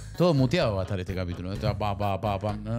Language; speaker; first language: Spanish; native; Spanish